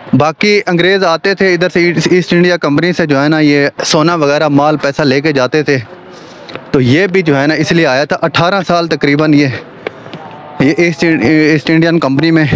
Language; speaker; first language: Urdu; non-native, local second language; Punjabi